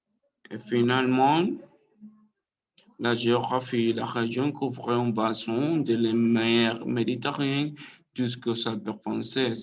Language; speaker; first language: French; non-native, learner; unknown